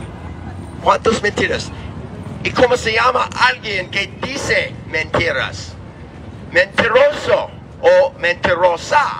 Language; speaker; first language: Spanish; non-native, learner; English